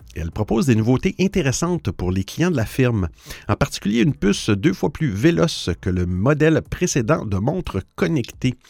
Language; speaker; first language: French; native; French